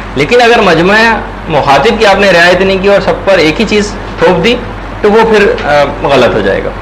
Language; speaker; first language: Urdu; native; Urdu